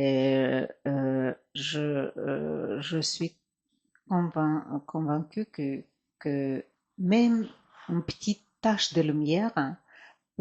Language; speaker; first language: French; non-native, fluent; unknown